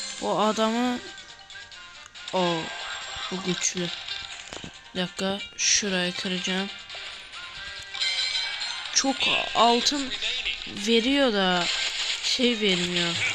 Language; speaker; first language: Turkish; native; Turkish